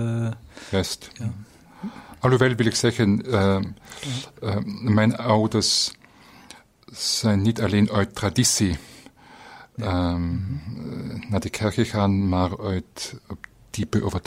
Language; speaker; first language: Dutch; non-native, fluent; German